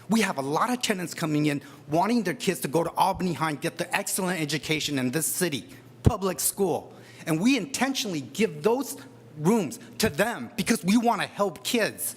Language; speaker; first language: English; native; English